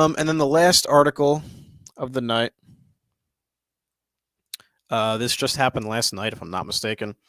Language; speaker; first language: English; native; English